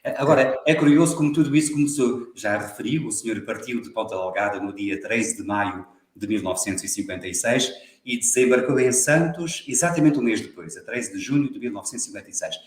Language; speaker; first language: Portuguese; native; Portuguese